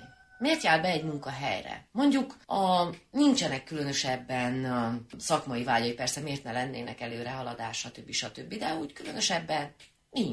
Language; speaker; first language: Hungarian; native; Hungarian